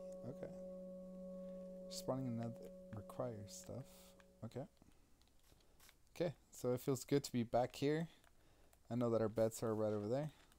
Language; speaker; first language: English; native; English